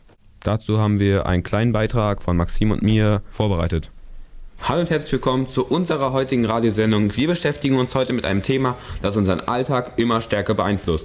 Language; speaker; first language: German; native; German